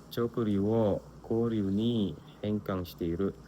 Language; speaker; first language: Japanese; non-native, learner; Indonesian